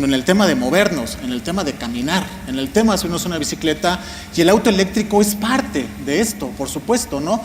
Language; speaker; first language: Spanish; native; Spanish